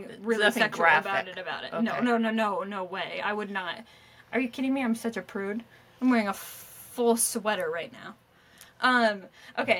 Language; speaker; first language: English; native; English